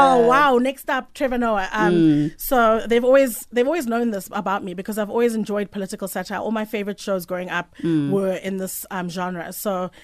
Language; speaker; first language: English; native; English